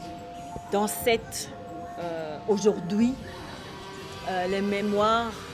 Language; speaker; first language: French; non-native, fluent; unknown